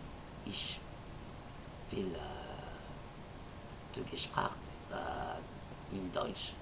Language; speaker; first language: German; non-native, learner; French